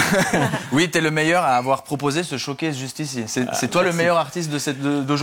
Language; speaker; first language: French; native; French